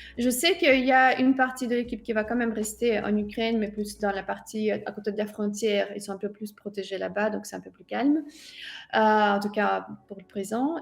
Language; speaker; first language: French; non-native, fluent; Russian